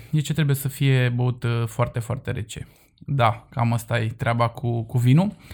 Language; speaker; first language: Romanian; native; Romanian